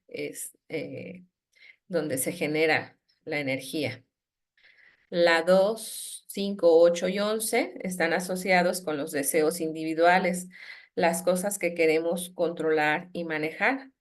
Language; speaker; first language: Spanish; native; Spanish